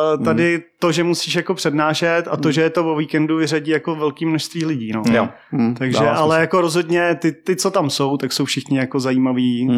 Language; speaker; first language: Czech; native; Czech